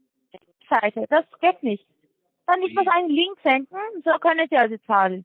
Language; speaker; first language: German; non-native, learner; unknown